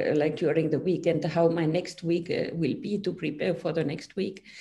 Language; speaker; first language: English; non-native, fluent; Finnish